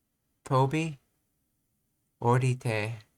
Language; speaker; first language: Japanese; non-native, learner; English